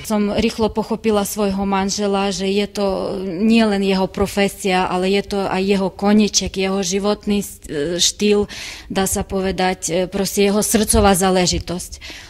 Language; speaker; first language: Slovak; non-native, fluent; Ukrainian